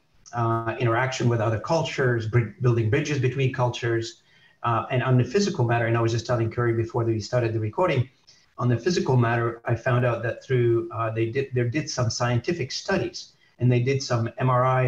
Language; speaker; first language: English; non-native, fluent; Arabic